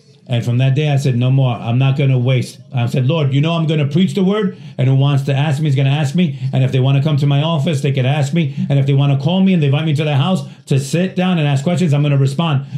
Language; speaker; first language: English; non-native, fluent; Spanish